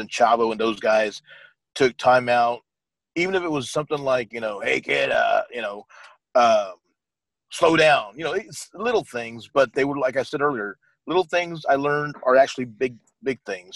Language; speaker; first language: English; native; English